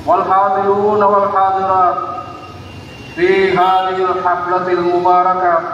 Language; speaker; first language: Arabic; non-native, fluent; Maranao